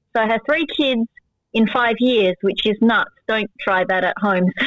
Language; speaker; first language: English; native; English